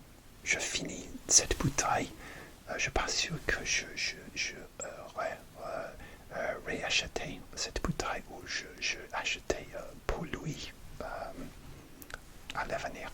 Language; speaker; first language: French; non-native, learner; English